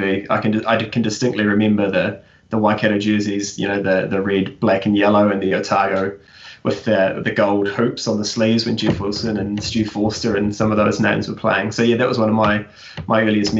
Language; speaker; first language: English; native; English